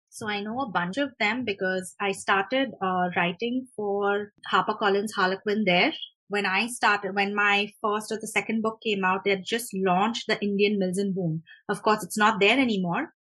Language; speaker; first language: English; non-native, local second language; Hindi